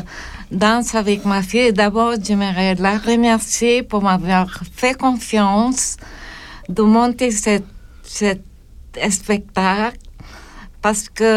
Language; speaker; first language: French; non-native, learner; Filipino